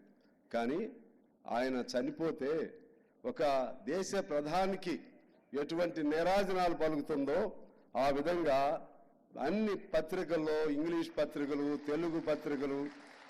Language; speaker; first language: Telugu; native; Telugu